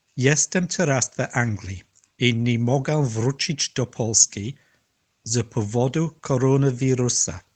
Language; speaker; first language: Polish; non-native, learner; English